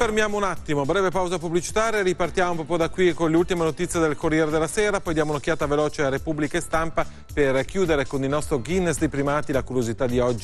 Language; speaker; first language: Italian; native; Italian